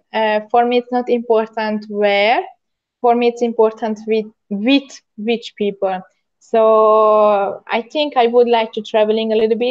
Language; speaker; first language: English; non-native, learner; Hungarian